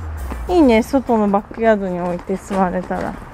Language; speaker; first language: Japanese; native; Japanese